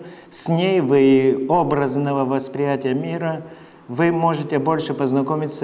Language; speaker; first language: Russian; non-native, fluent; Lithuanian